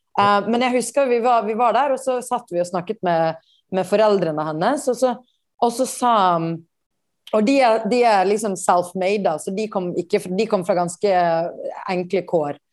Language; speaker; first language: Norwegian; native; Norwegian